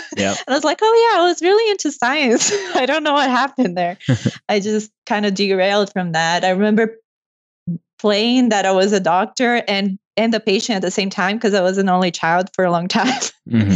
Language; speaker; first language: English; non-native, fluent; Portuguese